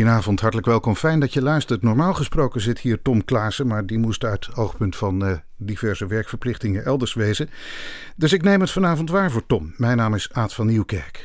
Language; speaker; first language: Dutch; native; Dutch